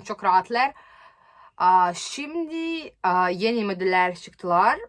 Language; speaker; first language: Turkish; non-native, learner; Serbian